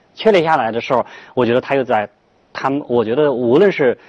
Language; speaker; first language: Chinese; native; Chinese